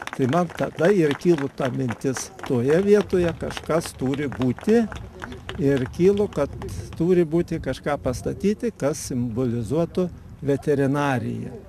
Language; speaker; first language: Lithuanian; native; Lithuanian